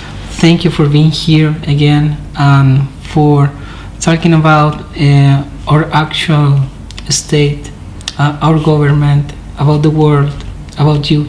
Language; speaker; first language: English; non-native, fluent; Spanish